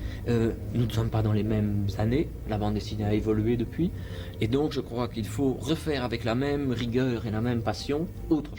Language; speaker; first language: French; native; French